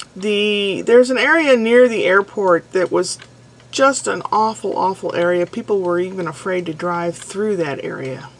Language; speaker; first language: English; native; English